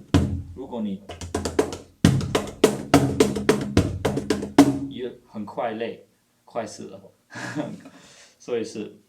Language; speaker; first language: Chinese; non-native, fluent; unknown